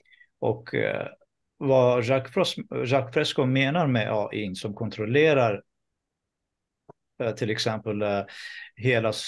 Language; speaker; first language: Swedish; non-native, fluent; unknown